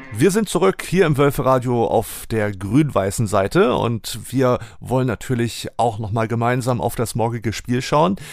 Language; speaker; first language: German; native; German